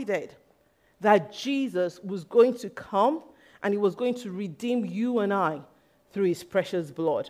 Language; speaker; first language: English; non-native, local second language; Yoruba